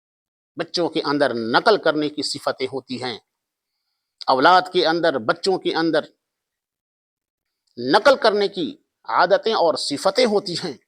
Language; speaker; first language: Urdu; native; Urdu